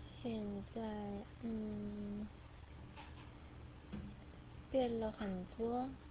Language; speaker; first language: Chinese; non-native, learner; Korean